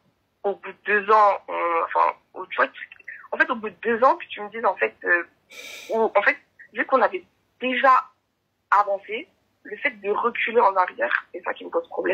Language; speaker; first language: French; native; French